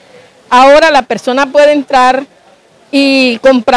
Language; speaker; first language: Spanish; native; Spanish